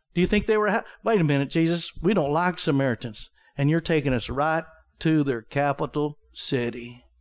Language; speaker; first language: English; native; English